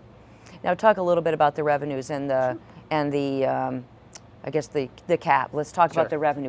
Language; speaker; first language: English; native; English